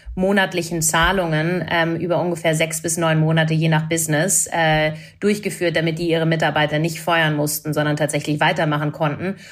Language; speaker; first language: German; non-native, fluent; English